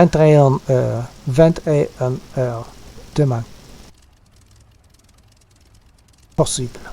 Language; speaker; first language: French; non-native, learner; English